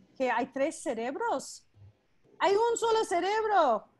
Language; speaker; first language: Spanish; non-native, fluent; English